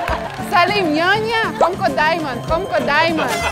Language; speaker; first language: Vietnamese; non-native, fluent; French